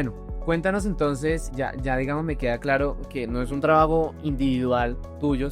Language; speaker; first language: Spanish; native; Spanish